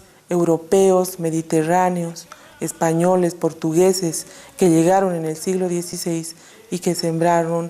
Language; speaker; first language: Spanish; native; Spanish